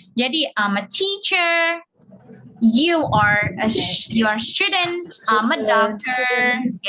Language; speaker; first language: English; non-native, fluent; Indonesian